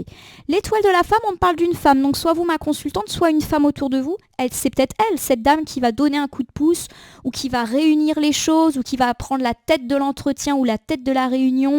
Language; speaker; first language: French; native; French